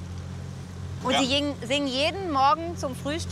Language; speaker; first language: German; native; German